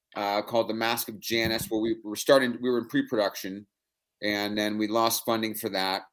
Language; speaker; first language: English; native; English